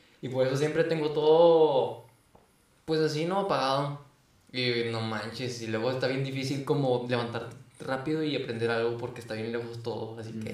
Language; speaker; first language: Spanish; native; Spanish